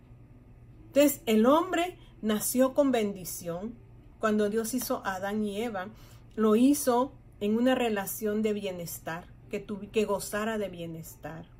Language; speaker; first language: Spanish; native; Spanish